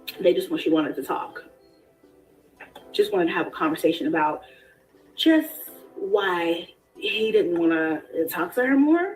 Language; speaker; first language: English; native; English